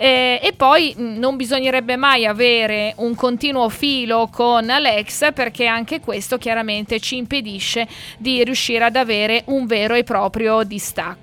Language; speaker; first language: Italian; native; Italian